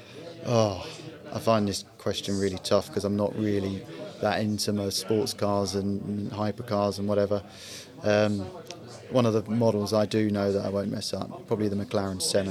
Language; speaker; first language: English; native; English